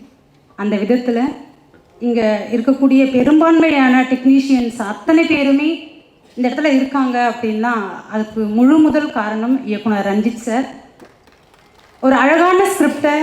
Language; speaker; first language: Tamil; native; Tamil